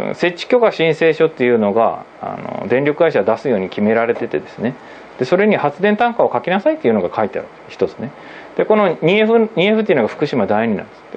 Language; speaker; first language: Japanese; native; Japanese